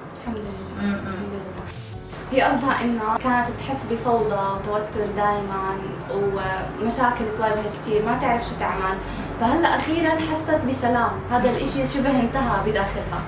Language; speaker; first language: Arabic; native; Arabic